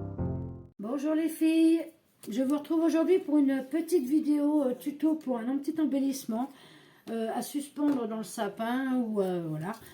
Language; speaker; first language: French; native; French